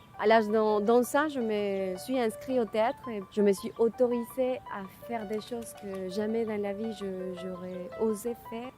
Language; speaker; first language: French; non-native, fluent; Spanish